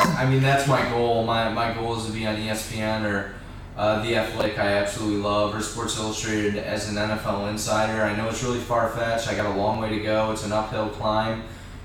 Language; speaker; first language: English; native; English